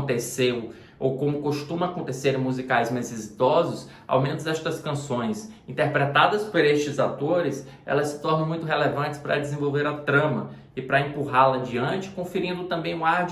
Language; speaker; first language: Portuguese; native; Portuguese